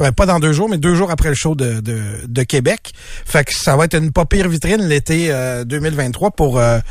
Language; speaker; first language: French; native; French